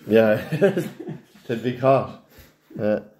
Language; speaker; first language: English; native; English